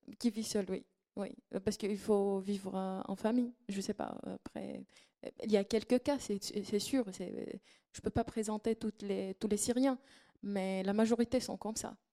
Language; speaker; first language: French; non-native, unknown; Arabic